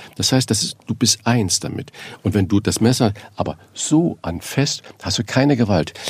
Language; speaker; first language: German; native; German